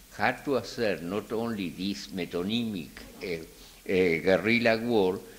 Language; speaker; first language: English; non-native, fluent; Spanish